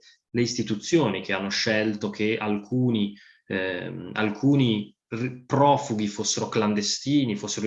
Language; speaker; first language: Italian; native; Italian